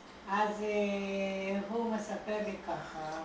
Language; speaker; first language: Hebrew; non-native, fluent; Hungarian